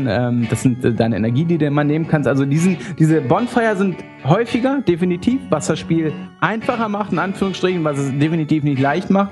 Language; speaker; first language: German; native; German